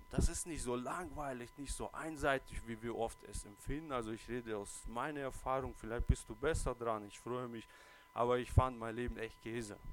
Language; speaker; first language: German; early bilingual, other home language; Russian